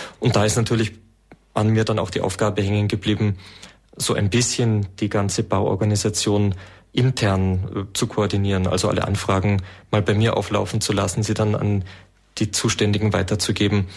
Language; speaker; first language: German; native; German